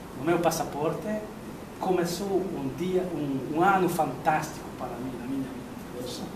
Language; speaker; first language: Portuguese; non-native, fluent; Hungarian